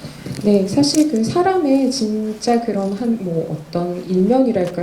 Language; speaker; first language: Korean; native; Korean